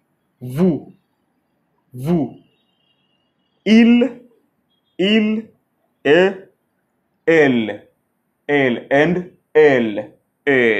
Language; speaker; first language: French; non-native, fluent; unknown